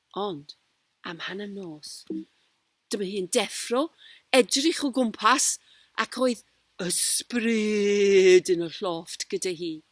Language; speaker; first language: Welsh; non-native, local second language; English